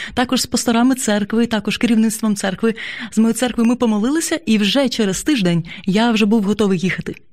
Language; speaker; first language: Ukrainian; native; Ukrainian